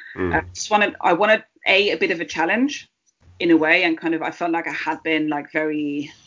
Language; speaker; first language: English; early bilingual, heritage; Spanish